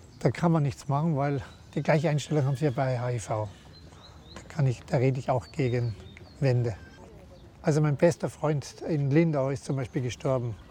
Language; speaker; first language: German; native; German